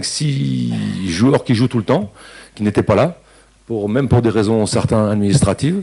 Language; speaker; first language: French; native; French